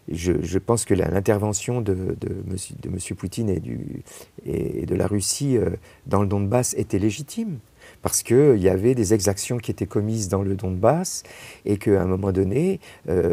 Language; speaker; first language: French; native; French